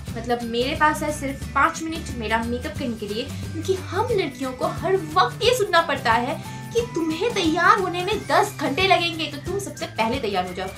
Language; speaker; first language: Hindi; non-native, local second language; Bangla